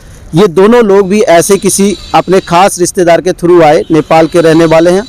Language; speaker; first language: Hindi; native; Hindi